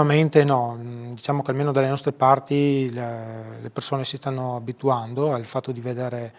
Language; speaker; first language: Italian; native; Italian